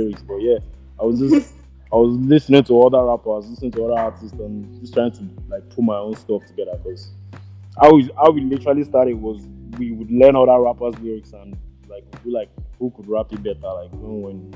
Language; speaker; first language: English; non-native, local second language; Yoruba